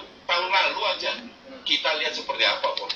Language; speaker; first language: Indonesian; native; Indonesian